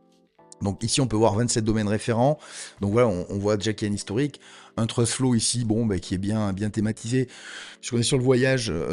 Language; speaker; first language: French; native; French